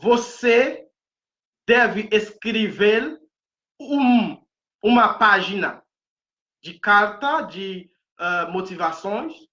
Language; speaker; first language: Portuguese; non-native, fluent; Haitian Creole